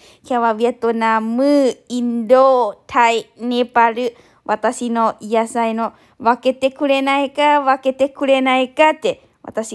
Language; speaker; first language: Japanese; non-native, learner; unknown